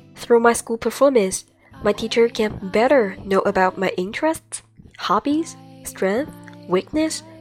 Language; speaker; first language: English; non-native, fluent; Chinese